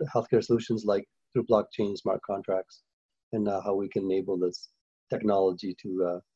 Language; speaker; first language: English; early bilingual, other home language; Hindi